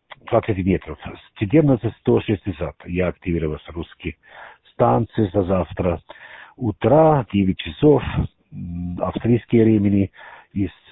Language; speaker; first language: Russian; non-native, learner; German